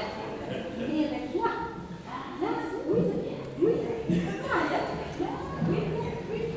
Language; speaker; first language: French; non-native, learner; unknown